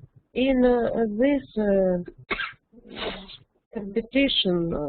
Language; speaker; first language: English; non-native, learner; Russian